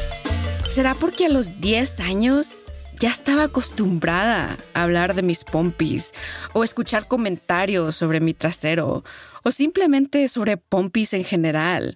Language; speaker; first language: Spanish; early bilingual, heritage; English